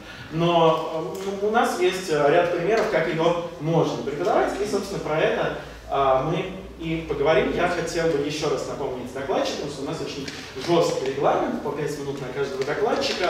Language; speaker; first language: Russian; native; Russian